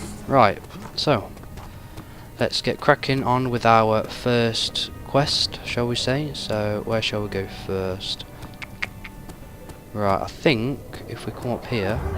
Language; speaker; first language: English; native; English